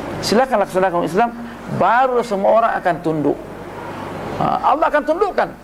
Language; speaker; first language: Malay; non-native, local second language; Buginese